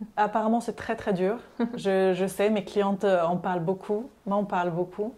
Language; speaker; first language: French; non-native, fluent; Swedish